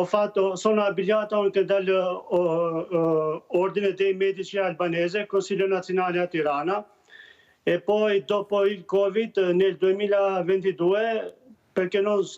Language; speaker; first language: Italian; non-native, learner; Albanian